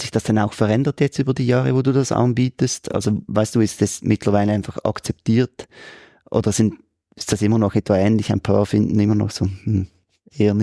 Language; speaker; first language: German; native; German